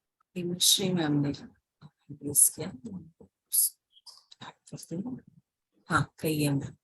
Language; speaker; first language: Hindi; native; Hindi